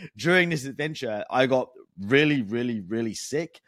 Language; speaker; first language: English; native; English